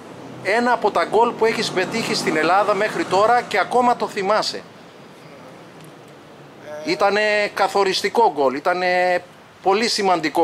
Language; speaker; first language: Greek; native; Greek